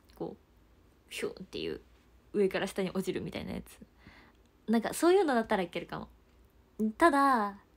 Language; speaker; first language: Japanese; native; Japanese